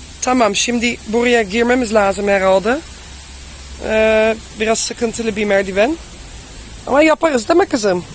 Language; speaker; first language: Turkish; non-native, fluent; Dutch